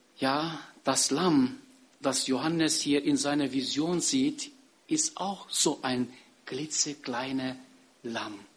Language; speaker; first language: German; non-native, fluent; Turkish